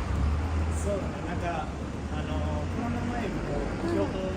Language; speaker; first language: Japanese; non-native, fluent; Spanish